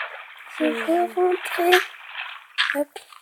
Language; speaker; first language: French; native; French